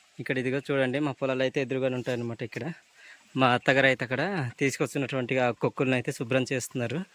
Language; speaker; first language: Telugu; non-native, local second language; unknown